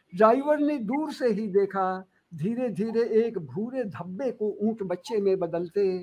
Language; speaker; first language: Hindi; native; Hindi